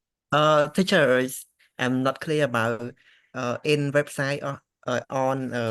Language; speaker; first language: English; non-native, learner; Khmer